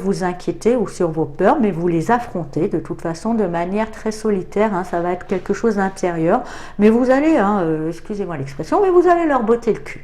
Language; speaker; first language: French; native; French